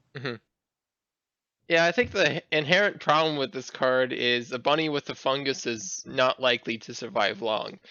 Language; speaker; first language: English; native; English